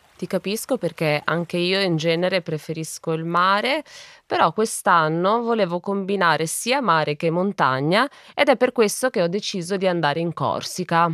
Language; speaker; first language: Italian; native; Italian